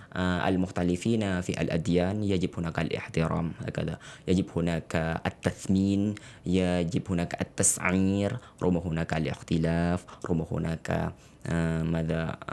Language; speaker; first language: Arabic; non-native, fluent; Indonesian